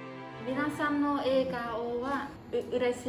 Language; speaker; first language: Japanese; non-native, fluent; Burmese